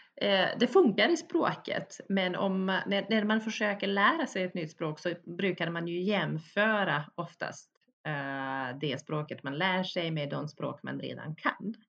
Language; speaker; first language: Swedish; early bilingual, other home language; Bosnian